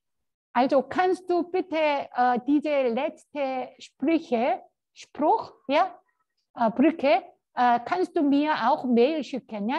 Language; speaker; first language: German; non-native, fluent; Korean